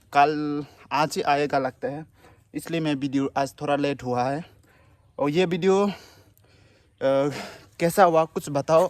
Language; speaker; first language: Hindi; non-native, local second language; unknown